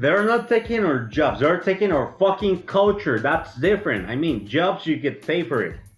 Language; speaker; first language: English; non-native, fluent; Spanish